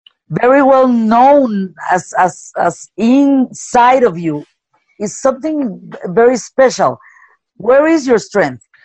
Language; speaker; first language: English; non-native, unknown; Spanish